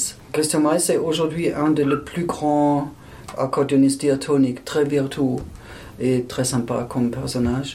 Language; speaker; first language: French; non-native, fluent; German